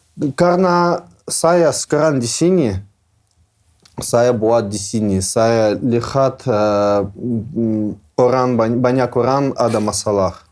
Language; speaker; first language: Indonesian; non-native, learner; Russian